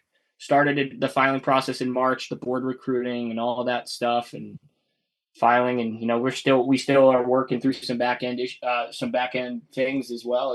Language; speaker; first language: English; native; English